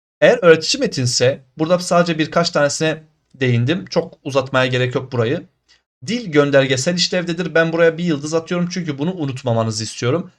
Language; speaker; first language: Turkish; native; Turkish